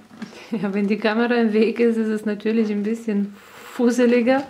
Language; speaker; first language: German; native; German